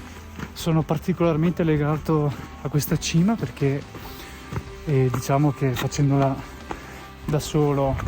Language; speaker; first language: Italian; native; Italian